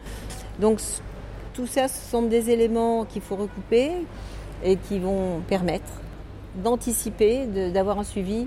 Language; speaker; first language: French; native; French